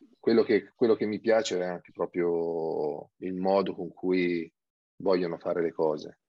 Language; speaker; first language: Italian; native; Italian